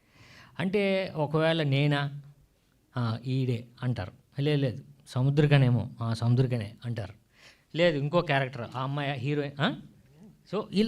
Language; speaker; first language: Telugu; native; Telugu